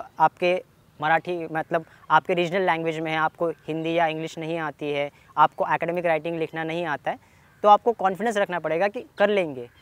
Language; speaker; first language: Hindi; non-native, local second language; Marathi